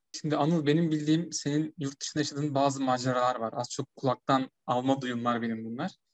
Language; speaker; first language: Turkish; native; Turkish